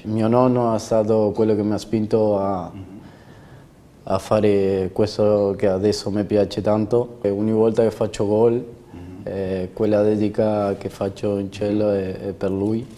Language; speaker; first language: Italian; non-native, fluent; Spanish